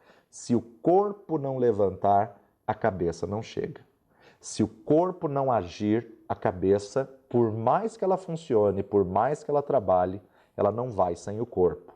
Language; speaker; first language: Portuguese; native; Portuguese